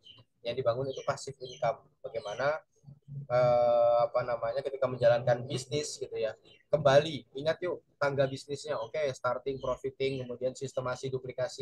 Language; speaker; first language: Indonesian; native; Indonesian